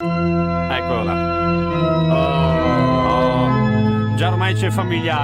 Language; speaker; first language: Italian; native; Italian